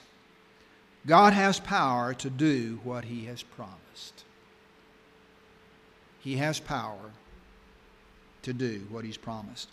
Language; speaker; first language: English; native; English